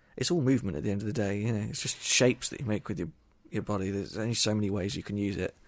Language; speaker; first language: English; native; English